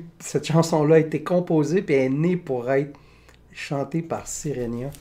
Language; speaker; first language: French; native; French